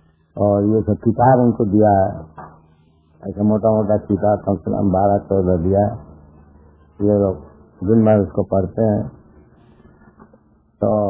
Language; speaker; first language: Hindi; non-native, local second language; Bangla